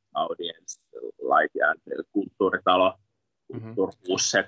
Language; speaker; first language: English; non-native, learner; Finnish